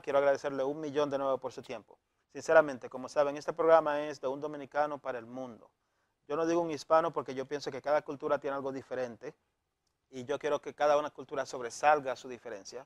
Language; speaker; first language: Spanish; native; Spanish